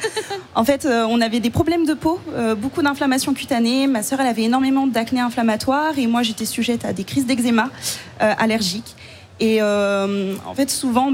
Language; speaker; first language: French; native; French